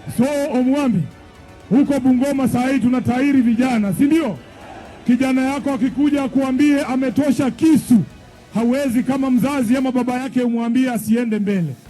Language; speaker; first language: Swahili; non-native, local second language; Luyia